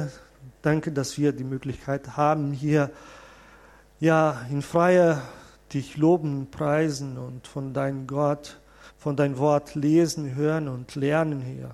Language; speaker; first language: German; non-native, fluent; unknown